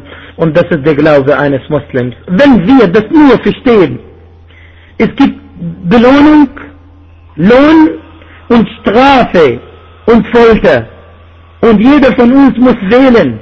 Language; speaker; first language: German; non-native, fluent; Arabic